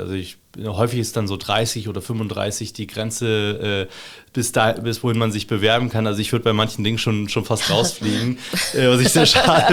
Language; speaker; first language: German; native; German